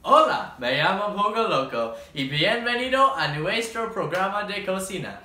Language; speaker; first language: Spanish; non-native, learner; English